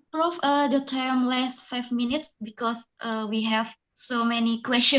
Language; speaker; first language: English; non-native, learner; Indonesian